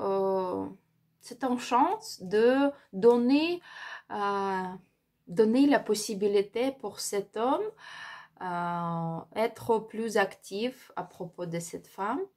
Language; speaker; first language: French; non-native, learner; Ukrainian